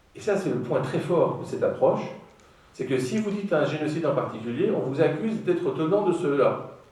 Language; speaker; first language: French; non-native, fluent; Greek